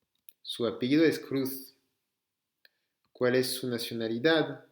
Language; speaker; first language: Spanish; non-native, fluent; French